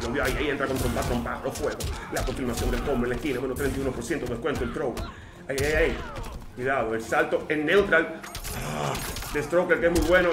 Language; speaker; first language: Spanish; native; Spanish